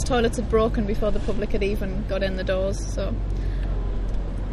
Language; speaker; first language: English; native; English